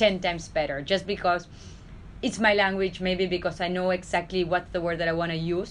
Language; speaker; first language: English; non-native, fluent; Spanish